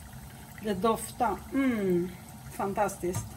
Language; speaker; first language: Swedish; non-native, fluent; Portuguese